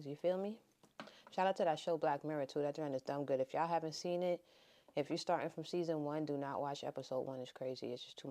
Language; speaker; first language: English; native; English